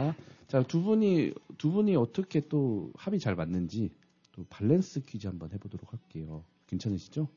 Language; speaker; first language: Korean; native; Korean